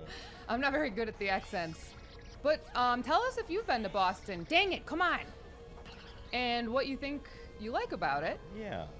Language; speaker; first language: English; native; English